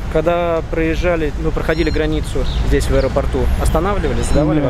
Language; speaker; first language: Russian; native; Russian